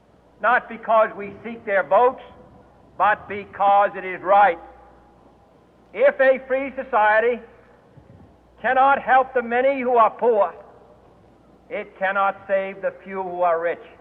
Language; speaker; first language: English; native; English